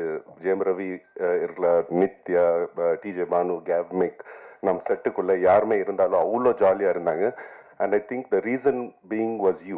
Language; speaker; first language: Tamil; non-native, local second language; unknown